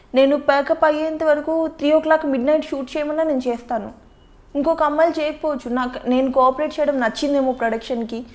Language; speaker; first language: Telugu; native; Telugu